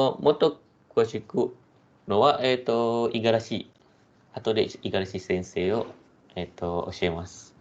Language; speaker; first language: Japanese; non-native, fluent; Malay